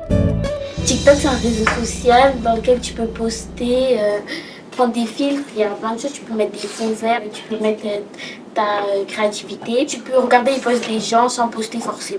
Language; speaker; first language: French; native; French